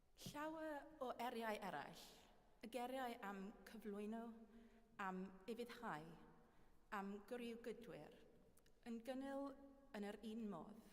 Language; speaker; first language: Welsh; non-native, fluent; English